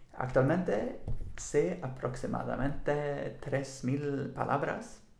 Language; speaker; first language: Spanish; non-native, learner; Swedish